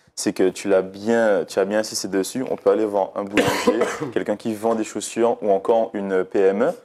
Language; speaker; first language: French; native; French